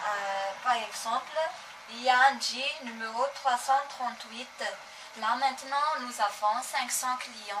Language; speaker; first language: French; non-native, local second language; Malagasy